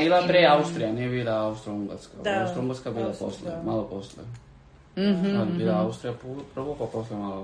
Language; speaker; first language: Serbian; early bilingual, heritage; Spanish